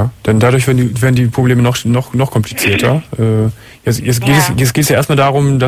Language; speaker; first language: German; native; German